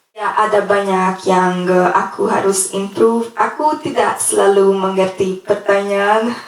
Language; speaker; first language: Indonesian; non-native, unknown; Hungarian